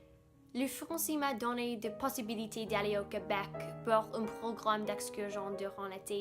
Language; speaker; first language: French; non-native, local second language; English